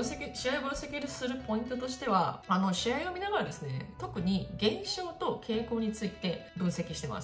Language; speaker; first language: Japanese; native; Japanese